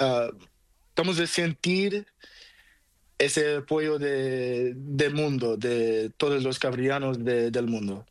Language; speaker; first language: Spanish; non-native, learner; Portuguese